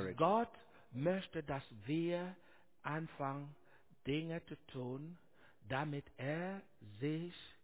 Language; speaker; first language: German; non-native, learner; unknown